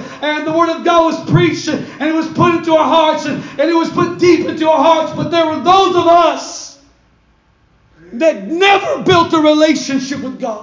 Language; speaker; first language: English; native; English